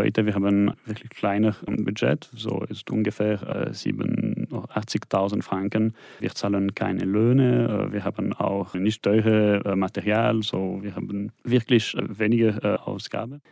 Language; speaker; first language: German; non-native, local second language; French